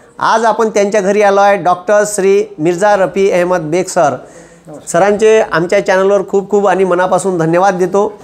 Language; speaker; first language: Marathi; native; Marathi